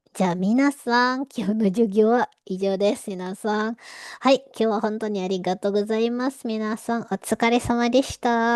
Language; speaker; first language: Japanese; non-native, fluent; Indonesian